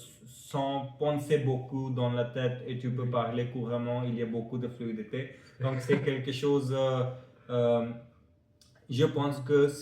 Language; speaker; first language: French; non-native, fluent; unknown